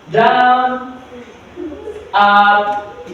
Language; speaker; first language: English; non-native, learner; Indonesian